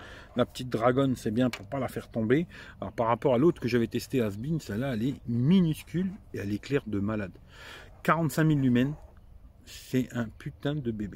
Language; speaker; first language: French; native; French